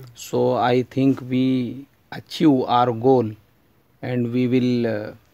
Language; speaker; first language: English; non-native, learner; Urdu